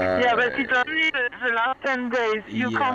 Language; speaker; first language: English; non-native, learner; French